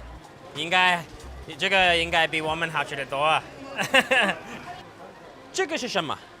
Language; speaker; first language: Chinese; non-native, learner; English